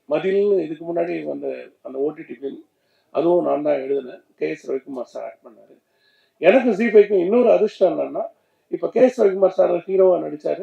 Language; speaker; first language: Tamil; native; Tamil